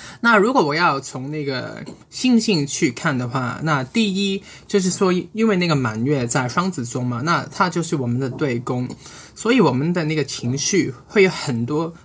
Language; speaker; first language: Chinese; non-native, local second language; Cantonese